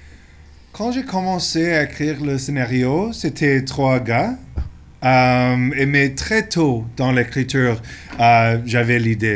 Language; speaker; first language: French; non-native, local second language; English